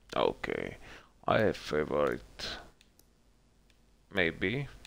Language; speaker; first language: English; non-native, learner; Czech